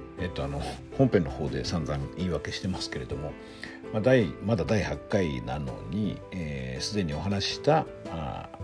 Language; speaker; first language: Japanese; native; Japanese